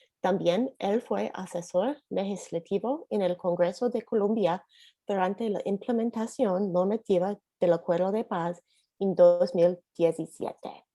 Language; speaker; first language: Spanish; non-native, learner; English